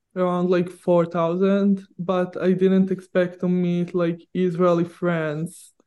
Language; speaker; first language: English; non-native, fluent; Hebrew